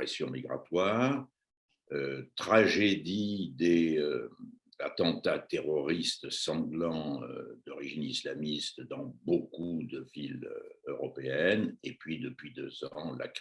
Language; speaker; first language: French; native; French